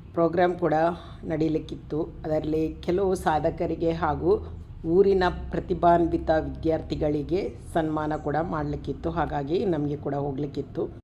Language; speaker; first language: Kannada; native; Kannada